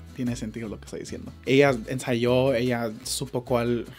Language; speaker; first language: Spanish; early bilingual, heritage; Spanish